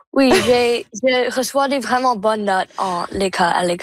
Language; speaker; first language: French; non-native, local second language; English